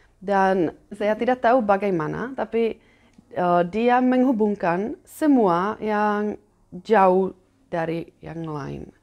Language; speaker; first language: Indonesian; non-native, fluent; Czech